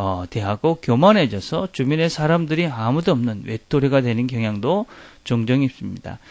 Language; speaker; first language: Korean; native; Korean